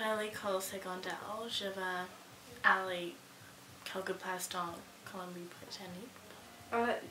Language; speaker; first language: French; non-native, local second language; English